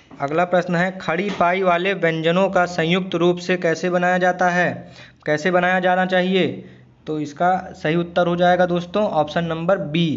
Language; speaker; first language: Hindi; native; Hindi